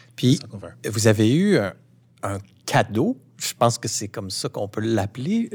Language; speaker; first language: French; native; French